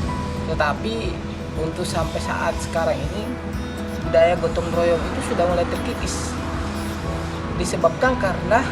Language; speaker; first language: Indonesian; native; Indonesian